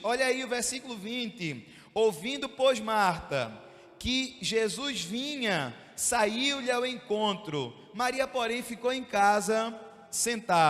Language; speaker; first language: Portuguese; native; Portuguese